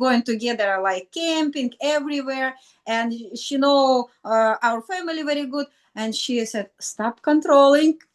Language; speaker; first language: English; non-native, learner; Russian